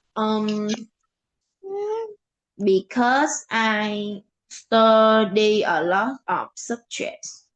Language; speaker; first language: English; non-native, learner; Vietnamese